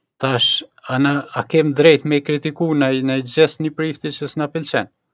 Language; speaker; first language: Albanian; native; Albanian